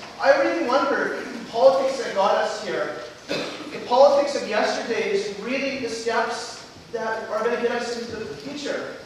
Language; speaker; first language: English; native; English